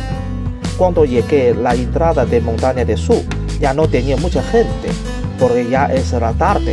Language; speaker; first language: Spanish; non-native, learner; Chinese